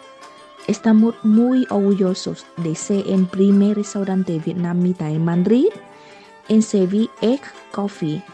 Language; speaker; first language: Spanish; non-native, fluent; Vietnamese